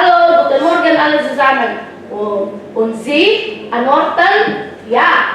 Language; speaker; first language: German; non-native, learner; Indonesian